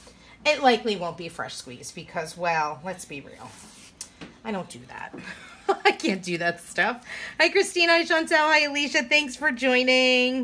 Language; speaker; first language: English; native; English